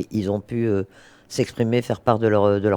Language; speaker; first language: French; native; French